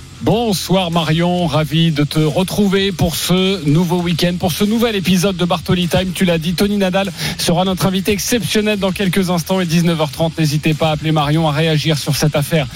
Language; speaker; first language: French; native; French